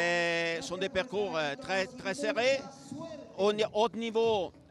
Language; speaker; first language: French; non-native, local second language; Italian